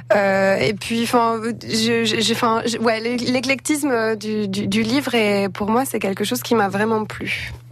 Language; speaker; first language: French; native; French